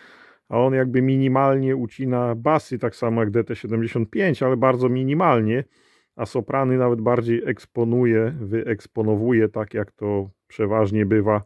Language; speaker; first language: Polish; native; Polish